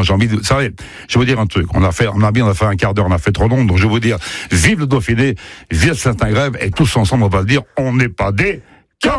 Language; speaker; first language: French; native; French